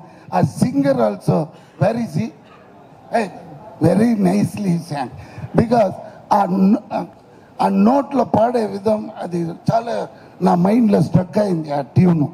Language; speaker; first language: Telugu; non-native, learner; Tamil